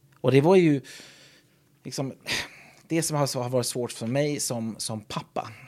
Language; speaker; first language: Swedish; non-native, fluent; English